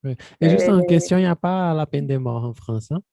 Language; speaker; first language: French; non-native, fluent; Portuguese